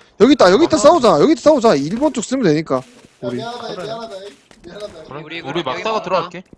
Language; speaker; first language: Korean; native; Korean